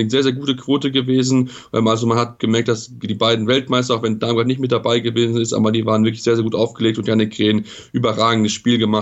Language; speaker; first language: German; native; German